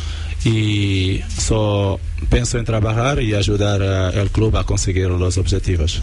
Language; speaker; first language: Spanish; non-native, fluent; Portuguese